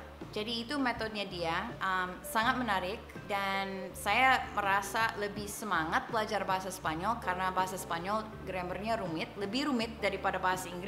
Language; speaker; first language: Indonesian; non-native, fluent; English